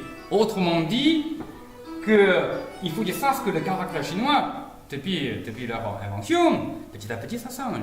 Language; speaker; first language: French; non-native, fluent; Chinese